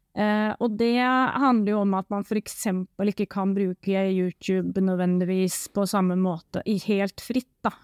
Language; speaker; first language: Norwegian; native; Norwegian